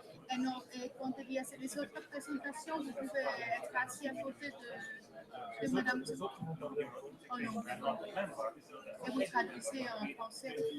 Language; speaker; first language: French; non-native, learner; Ukrainian